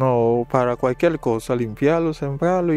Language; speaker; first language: Spanish; native; Spanish